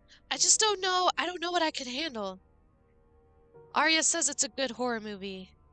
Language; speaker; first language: English; native; English